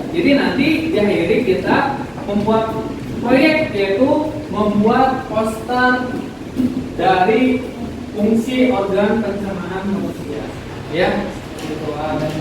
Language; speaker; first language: Indonesian; non-native, local second language; Sundanese